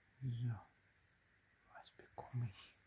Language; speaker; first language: German; non-native, fluent; Russian